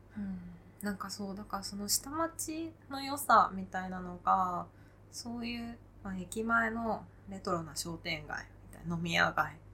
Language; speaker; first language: Japanese; native; Japanese